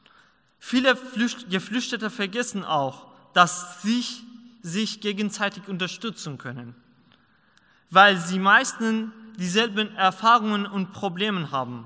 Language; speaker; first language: German; non-native, learner; Persian